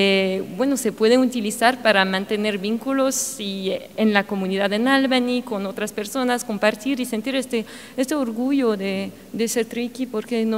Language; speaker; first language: Spanish; non-native, fluent; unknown